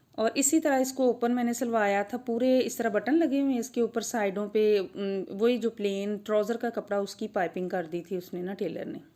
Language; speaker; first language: Urdu; non-native, local second language; Punjabi